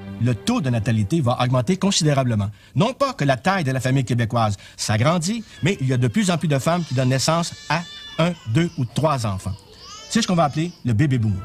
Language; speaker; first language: French; native; French